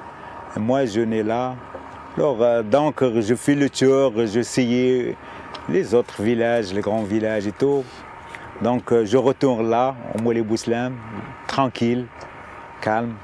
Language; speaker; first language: French; non-native, learner; Arabic